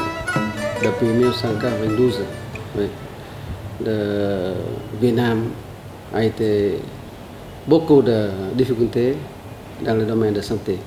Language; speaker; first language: French; non-native, learner; Vietnamese